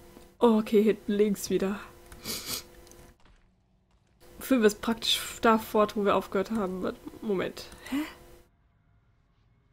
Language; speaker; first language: German; native; German